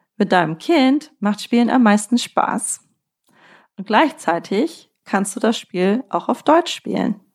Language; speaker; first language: German; native; German